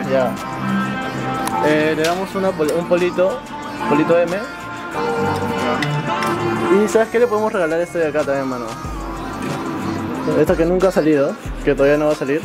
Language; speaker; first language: Spanish; native; Spanish